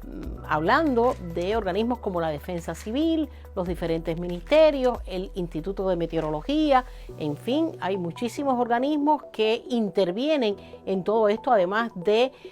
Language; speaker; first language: Spanish; native; Spanish